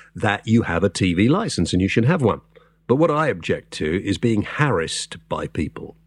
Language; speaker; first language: English; native; English